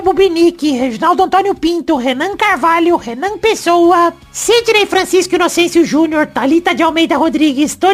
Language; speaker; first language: Portuguese; native; Portuguese